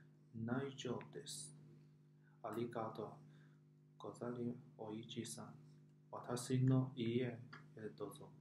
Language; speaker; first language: Japanese; non-native, learner; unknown